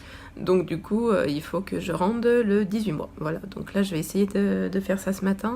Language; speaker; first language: French; native; French